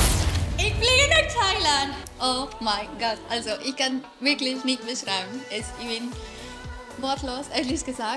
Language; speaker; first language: German; non-native, fluent; Spanish